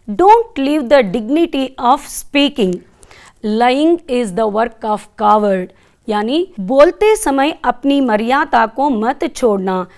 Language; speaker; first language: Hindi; non-native, local second language; Kannada